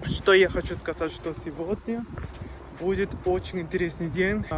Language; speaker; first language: Russian; non-native, fluent; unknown